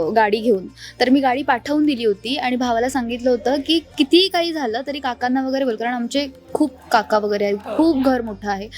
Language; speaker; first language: Marathi; native; Marathi